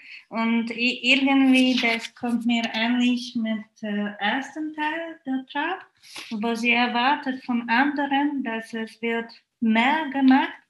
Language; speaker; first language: German; non-native, fluent; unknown